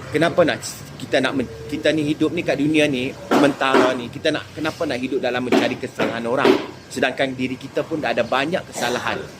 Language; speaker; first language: Malay; native; Malay